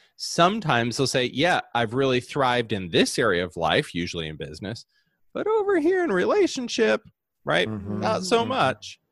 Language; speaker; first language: English; native; English